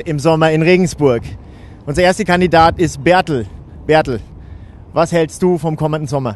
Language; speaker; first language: German; native; German